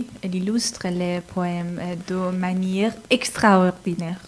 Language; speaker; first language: French; non-native, fluent; Persian